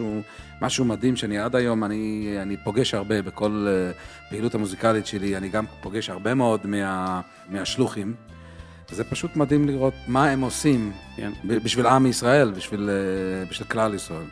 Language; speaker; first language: Hebrew; native; Hebrew